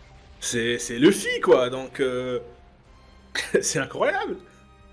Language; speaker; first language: French; native; French